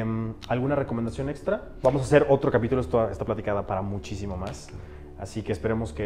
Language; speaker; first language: Spanish; native; Spanish